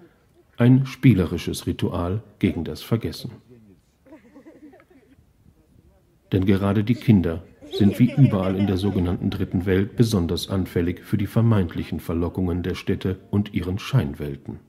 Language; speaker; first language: German; native; German